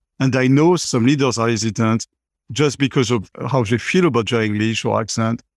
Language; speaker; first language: English; non-native, fluent; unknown